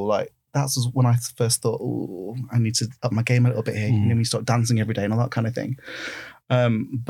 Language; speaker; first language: English; native; English